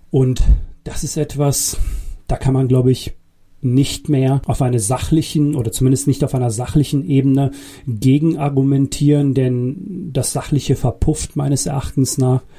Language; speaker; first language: German; early bilingual, other home language; Bosnian